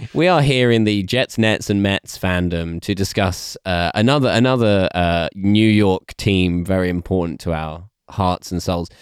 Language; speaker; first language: English; native; English